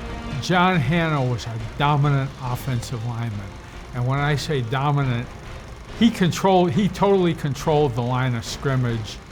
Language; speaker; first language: English; native; English